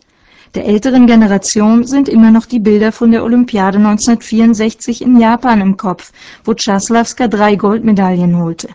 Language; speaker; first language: German; native; German